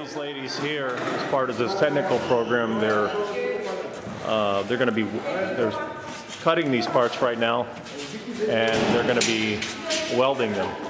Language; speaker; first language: English; native; English